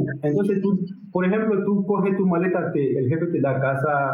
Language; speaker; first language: Spanish; non-native, learner; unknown